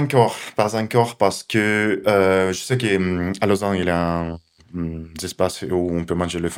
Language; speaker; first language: French; non-native, learner; Russian